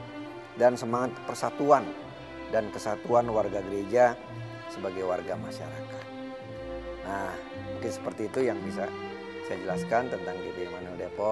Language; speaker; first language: Indonesian; native; Indonesian